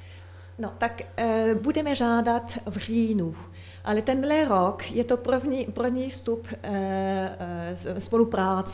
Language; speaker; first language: Czech; non-native, learner; French